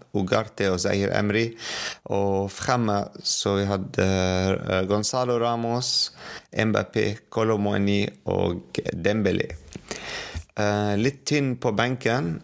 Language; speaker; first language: Norwegian; non-native, fluent; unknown